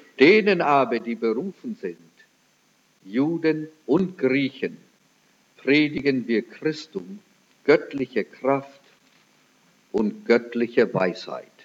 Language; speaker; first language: German; early bilingual, heritage; German